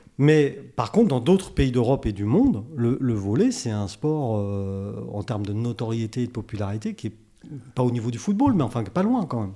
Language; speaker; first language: French; native; French